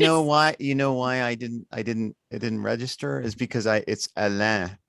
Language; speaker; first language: English; native; English